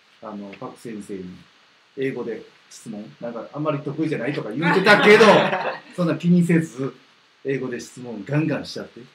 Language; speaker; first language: Japanese; native; Japanese